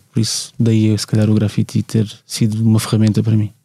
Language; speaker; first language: Portuguese; native; Portuguese